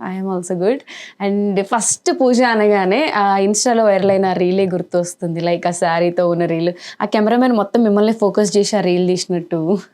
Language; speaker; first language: Telugu; native; Telugu